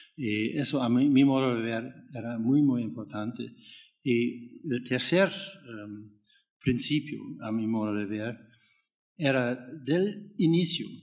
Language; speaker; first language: Spanish; non-native, fluent; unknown